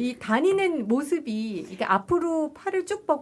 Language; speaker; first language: Korean; native; Korean